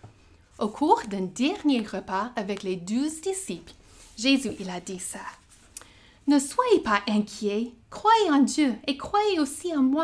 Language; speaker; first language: French; native; French